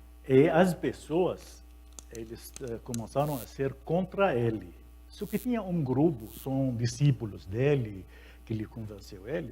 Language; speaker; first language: Portuguese; non-native, fluent; Arabic